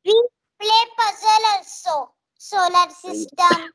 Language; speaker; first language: English; non-native, learner; Marathi